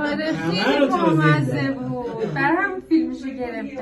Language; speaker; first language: Persian; native; Persian